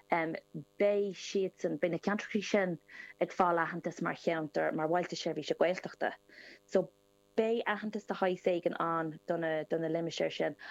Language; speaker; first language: Irish; non-native, local second language; English